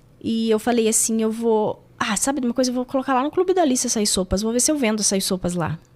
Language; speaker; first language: Portuguese; native; Portuguese